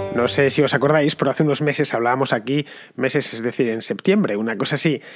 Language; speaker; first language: Spanish; native; Spanish